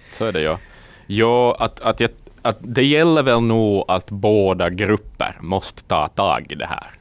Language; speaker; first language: Swedish; native; Swedish